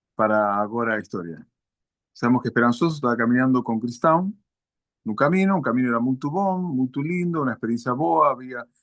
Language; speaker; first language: Portuguese; non-native, learner; Spanish